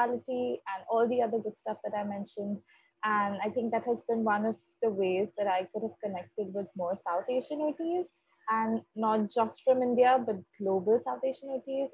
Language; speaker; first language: English; non-native, local second language; Hindi